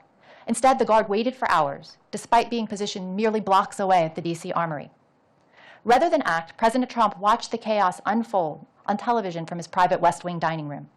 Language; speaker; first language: English; native; English